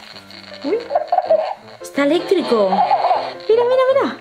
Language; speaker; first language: Spanish; native; Spanish